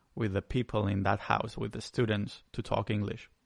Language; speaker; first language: English; non-native, fluent; Spanish